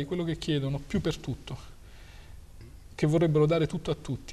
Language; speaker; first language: Italian; native; Italian